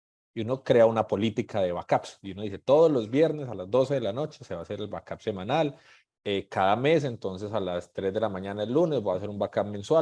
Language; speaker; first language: Spanish; native; Spanish